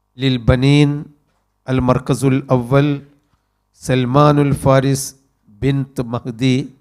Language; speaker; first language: Arabic; non-native, fluent; Malayalam